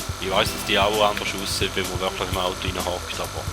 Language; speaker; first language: German; native; German